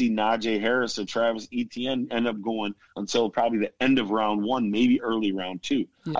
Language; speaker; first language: English; native; English